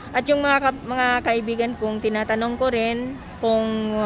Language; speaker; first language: Filipino; non-native, local second language; Cebuano